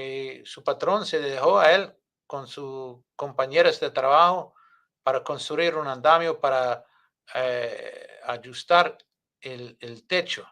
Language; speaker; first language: Spanish; non-native, fluent; English